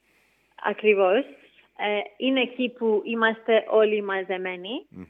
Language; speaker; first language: Greek; early bilingual, heritage; English